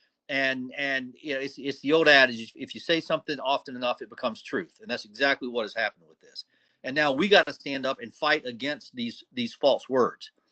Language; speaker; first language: English; native; English